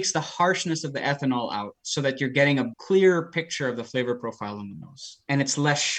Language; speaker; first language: English; non-native, local second language; Filipino